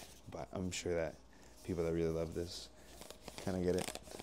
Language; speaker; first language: English; early bilingual, other home language; Spanish